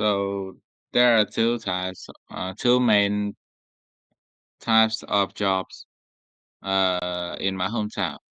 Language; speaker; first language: English; non-native, learner; Vietnamese